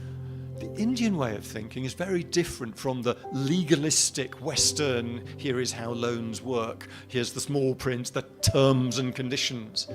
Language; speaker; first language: English; native; English